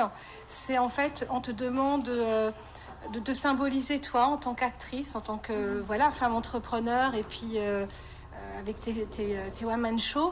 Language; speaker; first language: French; native; French